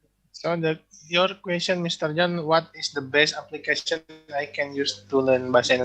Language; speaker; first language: English; non-native, learner; Indonesian